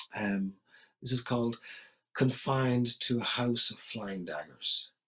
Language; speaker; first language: English; native; English